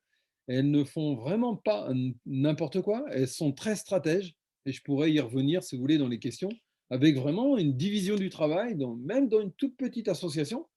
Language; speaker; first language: French; native; French